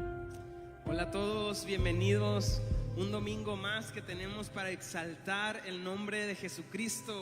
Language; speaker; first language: Spanish; native; Spanish